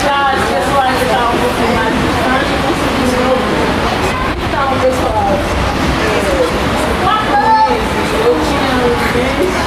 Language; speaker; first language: Portuguese; non-native, learner; Haitian Creole